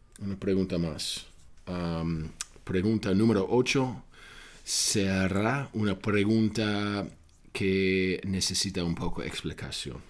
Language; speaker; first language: Spanish; non-native, fluent; English